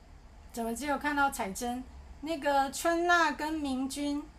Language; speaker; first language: Chinese; native; Chinese